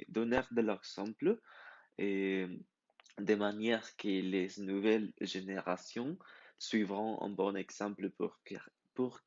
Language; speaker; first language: French; non-native, learner; Spanish